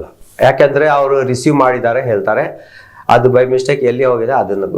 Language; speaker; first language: Kannada; non-native, local second language; Telugu